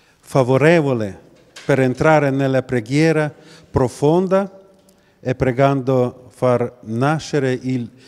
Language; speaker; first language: Italian; non-native, learner; Ukrainian